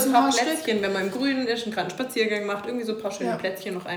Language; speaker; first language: German; native; German